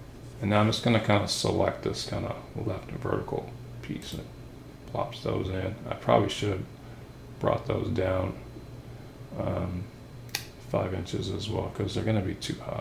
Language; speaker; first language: English; native; English